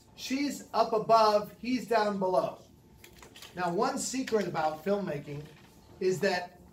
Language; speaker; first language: English; native; English